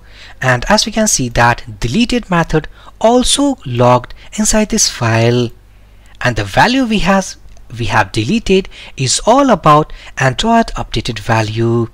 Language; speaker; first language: English; non-native, local second language; Hindi